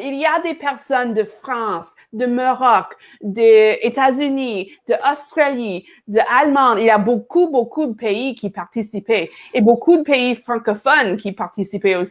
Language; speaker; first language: French; non-native, learner; English